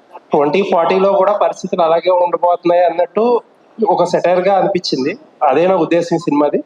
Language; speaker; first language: Telugu; native; Telugu